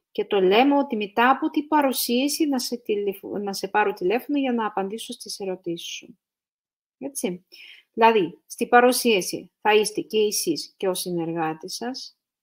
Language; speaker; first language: Greek; non-native, fluent; Russian